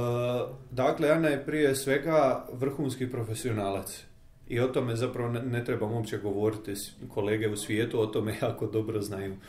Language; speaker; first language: Serbian; native; Serbian